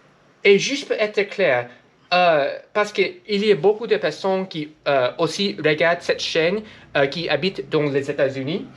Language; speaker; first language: French; non-native, learner; English